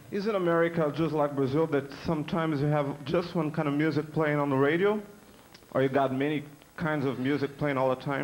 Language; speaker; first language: English; non-native, fluent; Portuguese